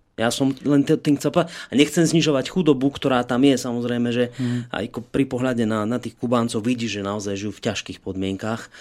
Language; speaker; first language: Slovak; native; Slovak